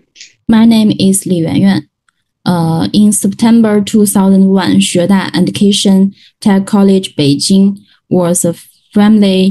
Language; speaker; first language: English; non-native, learner; Chinese